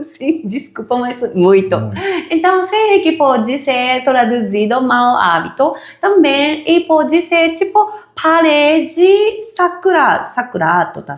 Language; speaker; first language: Portuguese; non-native, fluent; Japanese